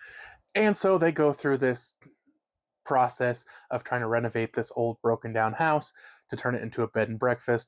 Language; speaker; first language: English; native; English